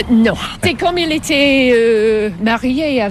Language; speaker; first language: French; non-native, fluent; English